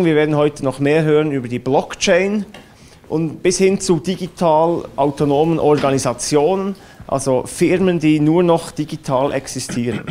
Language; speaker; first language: German; native; German